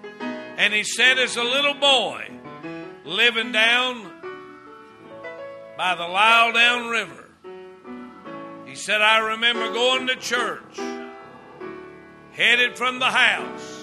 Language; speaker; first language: English; native; English